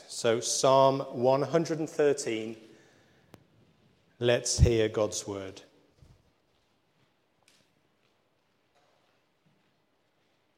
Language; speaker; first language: English; native; English